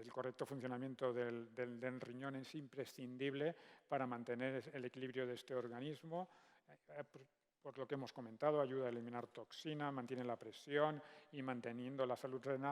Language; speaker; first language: Spanish; native; Spanish